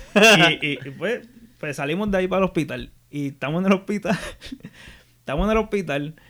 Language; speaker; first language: Spanish; native; Spanish